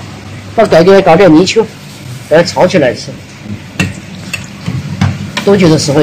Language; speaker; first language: Chinese; native; Chinese